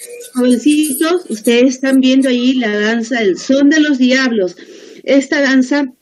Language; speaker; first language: Spanish; native; Spanish